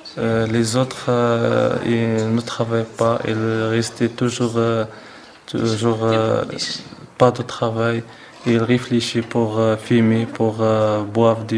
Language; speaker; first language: French; non-native, learner; Arabic